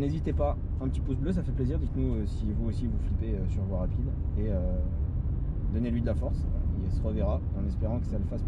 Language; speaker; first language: French; native; French